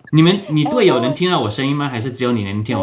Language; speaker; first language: Chinese; early bilingual, heritage; Chinese